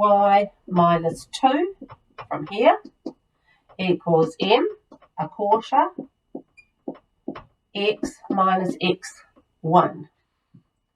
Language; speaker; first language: English; native; English